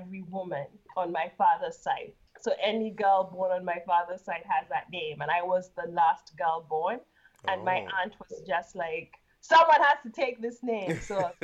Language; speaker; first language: English; non-native, local second language; Ganda